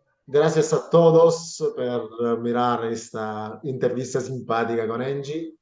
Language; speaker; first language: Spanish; non-native, learner; Italian